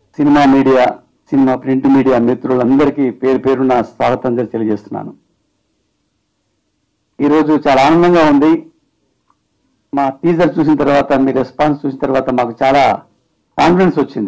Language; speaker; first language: Telugu; native; Telugu